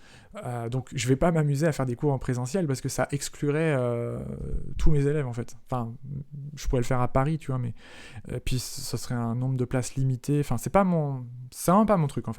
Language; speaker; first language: French; native; French